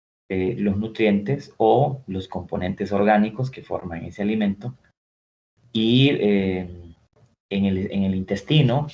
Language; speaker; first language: Spanish; native; Spanish